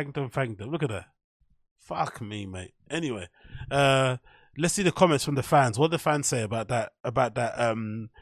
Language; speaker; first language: English; native; English